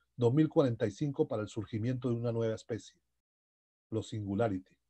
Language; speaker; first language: Spanish; native; Spanish